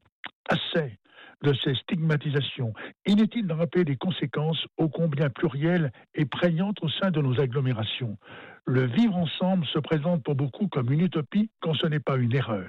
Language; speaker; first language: French; native; French